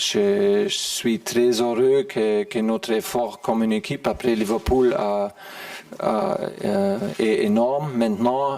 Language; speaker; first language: French; non-native, fluent; German